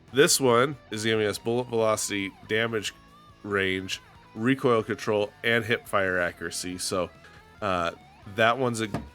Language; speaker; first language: English; native; English